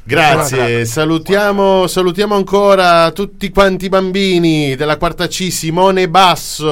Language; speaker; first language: Italian; native; Italian